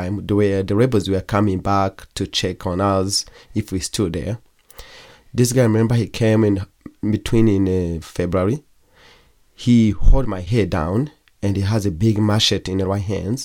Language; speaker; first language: English; non-native, learner; Kinyarwanda